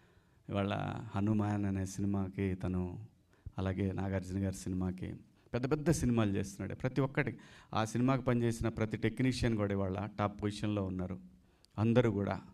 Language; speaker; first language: Telugu; native; Telugu